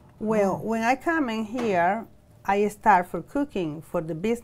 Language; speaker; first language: English; non-native, learner; Spanish